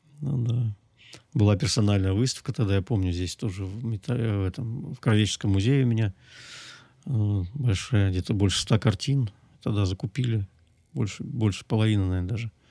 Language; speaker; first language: Russian; native; Russian